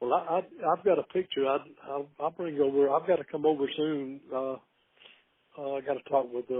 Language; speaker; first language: English; native; English